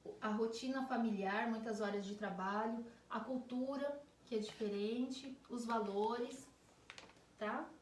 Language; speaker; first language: Portuguese; native; Portuguese